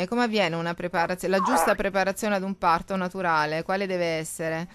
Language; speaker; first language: Italian; native; Italian